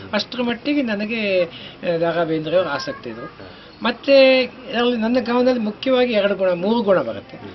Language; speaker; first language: Kannada; native; Kannada